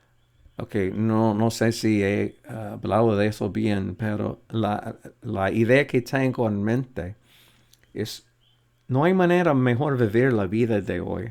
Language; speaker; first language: Spanish; non-native, fluent; English